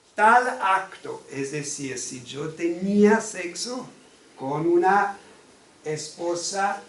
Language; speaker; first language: Spanish; non-native, fluent; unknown